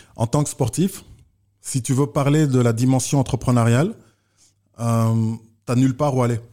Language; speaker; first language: French; native; French